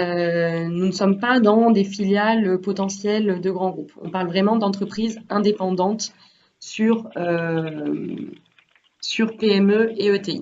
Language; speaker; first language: French; native; French